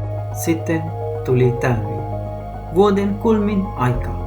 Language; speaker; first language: Finnish; non-native, learner; Sinhala